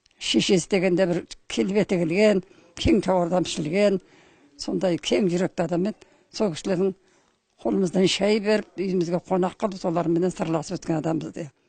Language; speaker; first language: Kazakh; native; Kazakh